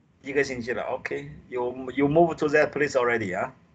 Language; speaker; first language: English; non-native, local second language; Chinese